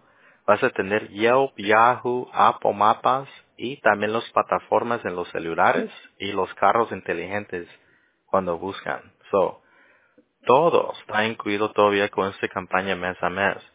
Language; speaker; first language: Spanish; early bilingual, heritage; Spanish